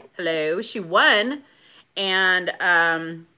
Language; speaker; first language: English; native; English